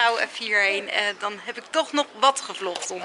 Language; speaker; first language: Dutch; native; Dutch